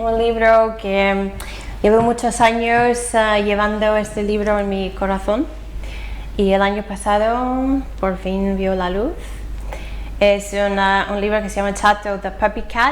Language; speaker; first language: Spanish; non-native, fluent; English